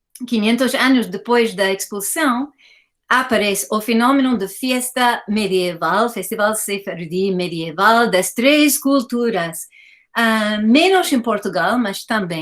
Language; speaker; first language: Portuguese; non-native, fluent; English